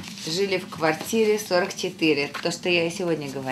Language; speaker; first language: Russian; native; Russian